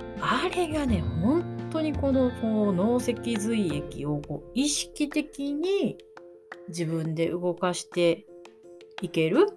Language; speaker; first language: Japanese; native; Japanese